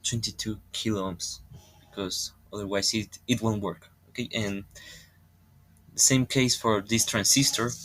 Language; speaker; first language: English; non-native, learner; Spanish